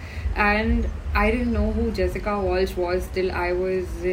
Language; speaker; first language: English; non-native, local second language; Hindi